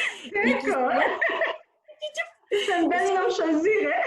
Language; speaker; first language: French; non-native, fluent; English